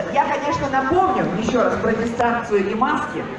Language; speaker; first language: Russian; native; Russian